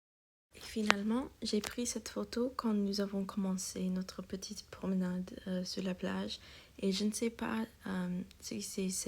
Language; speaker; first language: French; non-native, learner; English